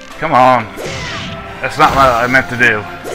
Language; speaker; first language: English; native; English